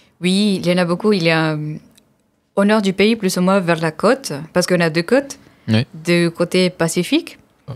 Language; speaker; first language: French; non-native, fluent; Spanish